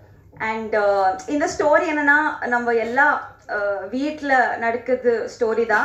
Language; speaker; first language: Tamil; non-native, learner; Telugu